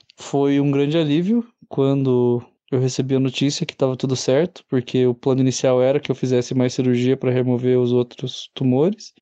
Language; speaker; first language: Portuguese; native; Portuguese